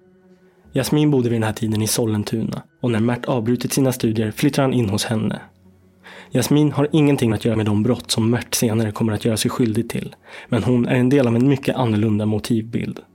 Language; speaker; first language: Swedish; native; Swedish